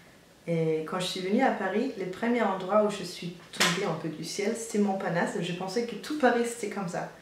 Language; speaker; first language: French; non-native, fluent; Danish